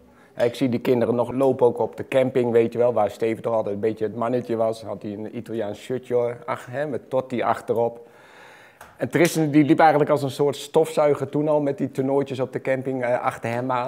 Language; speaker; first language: Dutch; native; Dutch